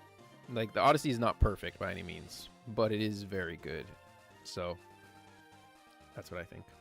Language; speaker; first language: English; native; English